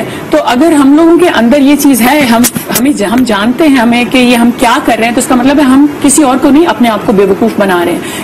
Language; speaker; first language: Urdu; native; Urdu